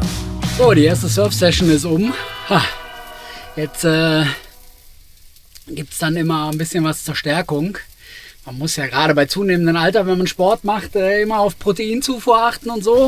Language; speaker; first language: German; native; German